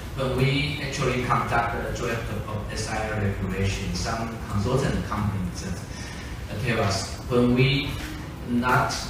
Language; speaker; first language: English; non-native, fluent; Chinese